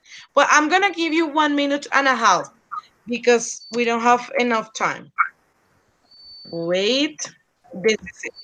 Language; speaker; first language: English; non-native, fluent; Spanish